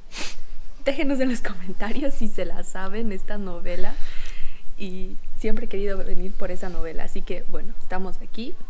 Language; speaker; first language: Spanish; non-native, local second language; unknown